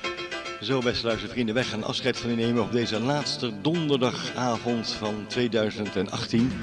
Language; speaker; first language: Dutch; native; Dutch